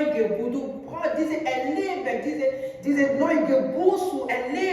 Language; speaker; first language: German; non-native, learner; French